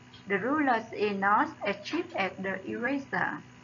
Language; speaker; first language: English; non-native, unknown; Vietnamese